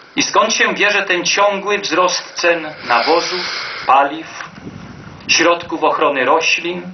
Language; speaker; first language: Polish; native; Polish